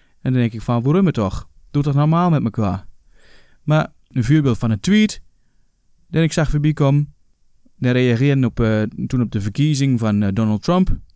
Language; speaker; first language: Dutch; native; Dutch